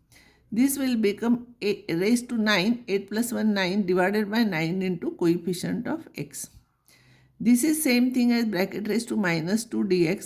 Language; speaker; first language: English; non-native, local second language; Marathi